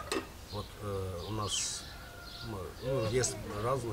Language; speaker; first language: Russian; non-native, learner; Azerbaijani